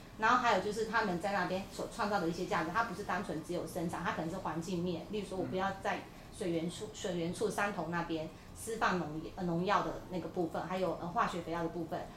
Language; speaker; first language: Chinese; native; Chinese